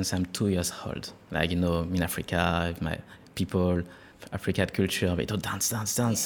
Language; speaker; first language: English; non-native, fluent; French